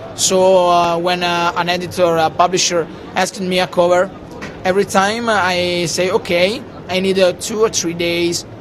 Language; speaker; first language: English; non-native, learner; Italian